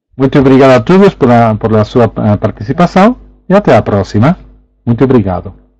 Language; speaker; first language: Portuguese; non-native, learner; Spanish